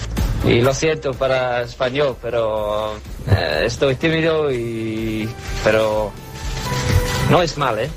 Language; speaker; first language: Spanish; non-native, learner; English